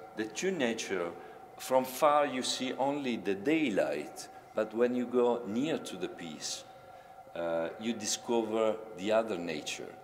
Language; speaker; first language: English; non-native, fluent; Italian